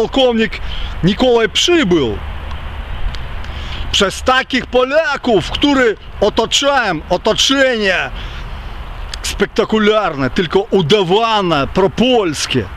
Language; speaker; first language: Polish; early bilingual, heritage; Ukrainian